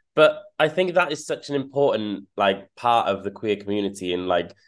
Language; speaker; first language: English; native; English